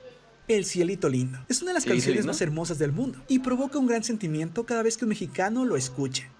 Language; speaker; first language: Spanish; native; Spanish